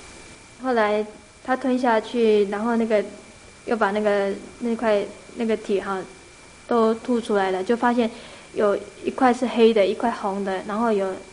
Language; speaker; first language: Chinese; native; Chinese